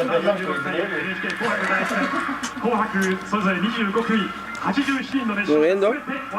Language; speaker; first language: Japanese; native; Japanese